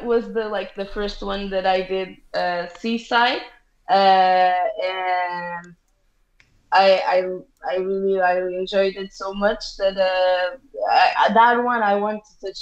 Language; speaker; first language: English; non-native, fluent; Portuguese